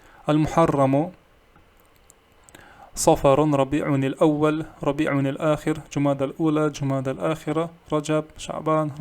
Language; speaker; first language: Arabic; non-native, fluent; Kazakh